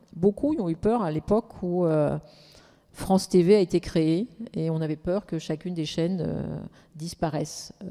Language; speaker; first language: French; native; French